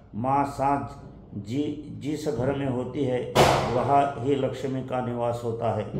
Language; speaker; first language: Hindi; non-native, local second language; Marathi